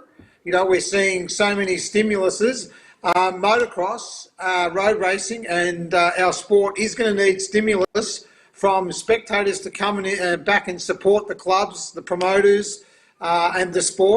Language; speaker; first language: English; native; English